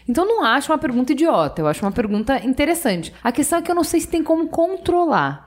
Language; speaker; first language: Portuguese; native; Portuguese